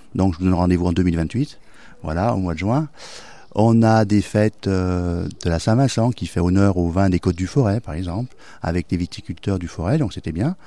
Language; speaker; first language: French; native; French